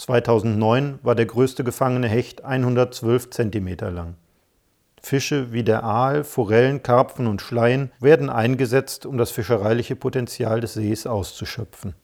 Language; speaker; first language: German; native; German